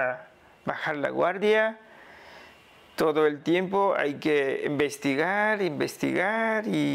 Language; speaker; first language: Spanish; non-native, local second language; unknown